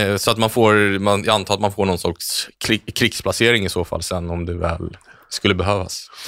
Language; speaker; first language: Swedish; native; Swedish